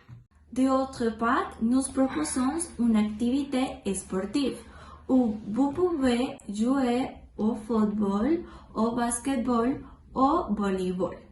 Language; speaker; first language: French; non-native, learner; Spanish